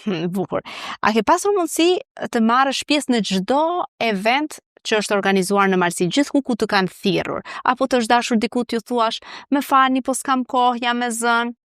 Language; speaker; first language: Albanian; native; Albanian